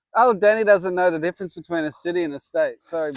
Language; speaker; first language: English; native; English